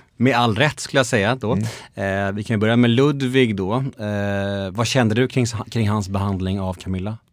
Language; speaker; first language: Swedish; native; Swedish